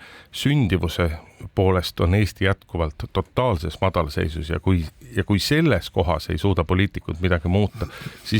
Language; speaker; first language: Estonian; native; Estonian